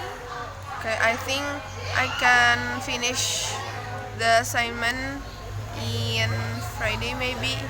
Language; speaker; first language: English; non-native, learner; Indonesian